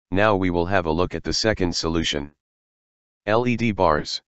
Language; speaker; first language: English; non-native, fluent; German